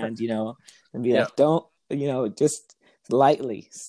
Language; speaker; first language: English; native; English